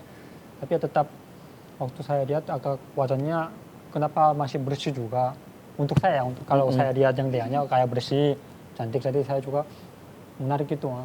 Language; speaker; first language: Indonesian; non-native, fluent; Korean